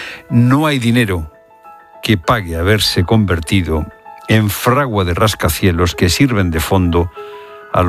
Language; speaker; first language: Spanish; native; Spanish